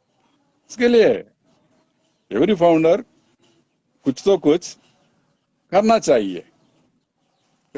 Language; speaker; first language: Hindi; non-native, local second language; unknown